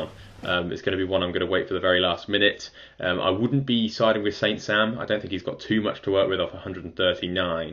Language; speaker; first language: English; native; English